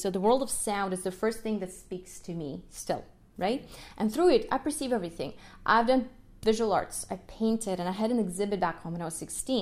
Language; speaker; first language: English; non-native, fluent; Russian